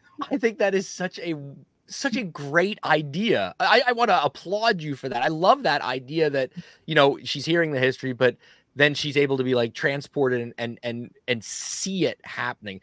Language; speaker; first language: English; native; English